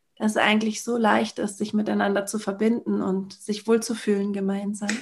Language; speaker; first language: German; native; German